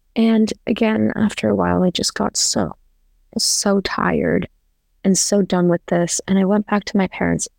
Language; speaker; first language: English; native; English